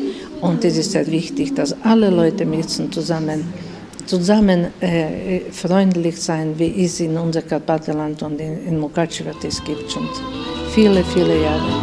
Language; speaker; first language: German; early bilingual, heritage; German